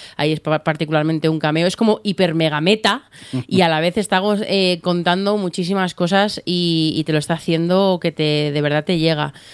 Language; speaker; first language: Spanish; native; Spanish